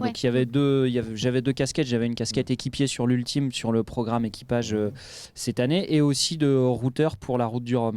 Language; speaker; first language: French; native; French